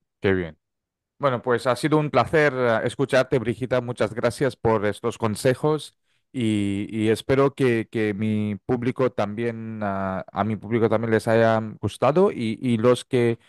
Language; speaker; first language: Spanish; non-native, fluent; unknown